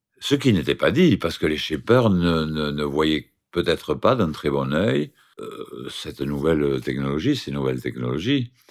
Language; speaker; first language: French; native; French